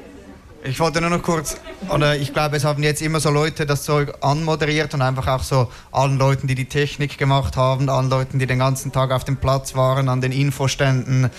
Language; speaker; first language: German; native; German